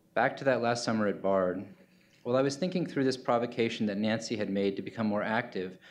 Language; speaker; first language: English; native; English